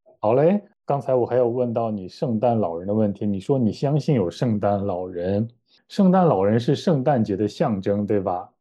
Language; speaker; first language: Chinese; native; Chinese